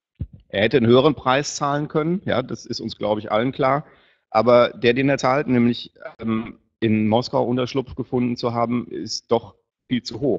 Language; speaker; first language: German; native; German